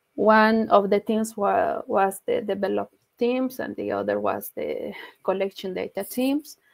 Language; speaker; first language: English; non-native, learner; Spanish